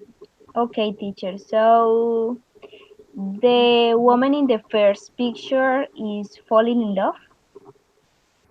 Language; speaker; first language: English; non-native, learner; Spanish